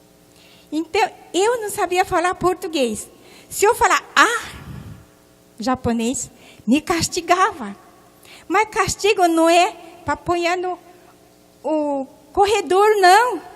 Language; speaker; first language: Portuguese; non-native, local second language; Japanese